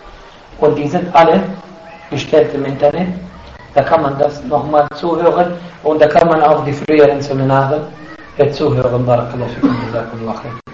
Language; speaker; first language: German; non-native, fluent; Arabic